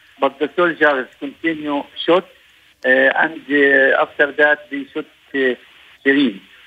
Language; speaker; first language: English; non-native, learner; Arabic